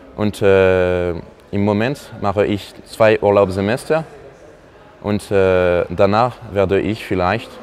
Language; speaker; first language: German; non-native, learner; French